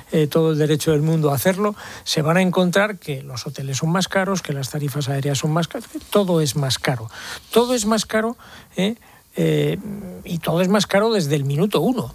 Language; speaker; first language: Spanish; native; Spanish